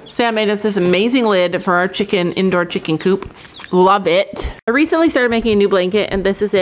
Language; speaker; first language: English; native; English